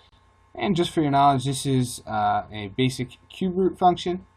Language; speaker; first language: English; native; English